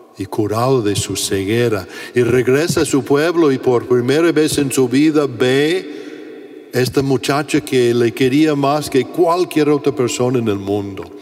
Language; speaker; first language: Spanish; non-native, fluent; English